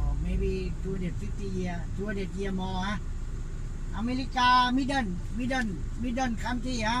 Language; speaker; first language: English; non-native, learner; Thai